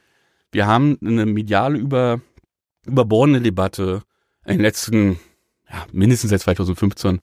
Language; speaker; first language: German; native; German